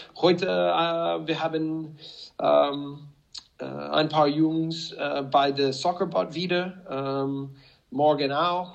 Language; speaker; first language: German; non-native, fluent; English